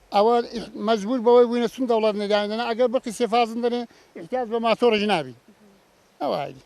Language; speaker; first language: Central Kurdish; native; Central Kurdish